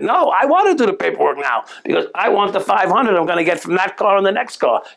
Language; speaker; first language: English; native; English